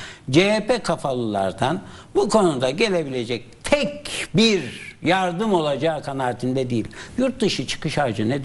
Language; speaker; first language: Turkish; native; Turkish